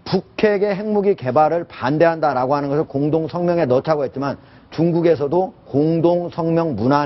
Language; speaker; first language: Korean; native; Korean